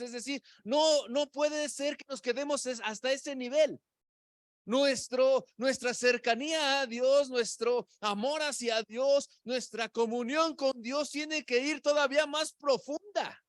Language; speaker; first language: Spanish; native; Spanish